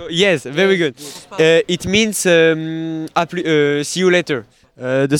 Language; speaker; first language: English; non-native, learner; French